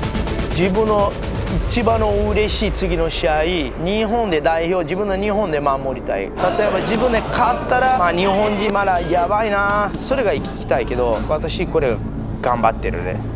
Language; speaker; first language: Japanese; non-native, learner; Portuguese